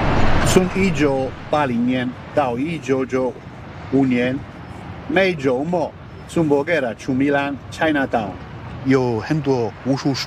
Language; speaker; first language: Chinese; non-native, learner; Italian